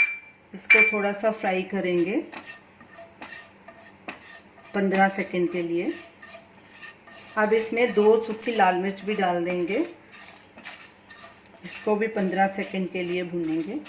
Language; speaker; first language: Hindi; native; Hindi